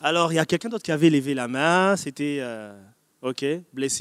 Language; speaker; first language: French; non-native, local second language; Lingala